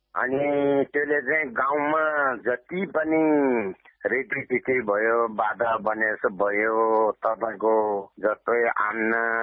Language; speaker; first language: Nepali; non-native, local second language; Gurung